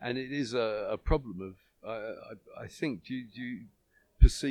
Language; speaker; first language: English; native; English